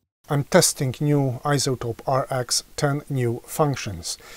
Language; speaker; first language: English; non-native, fluent; Polish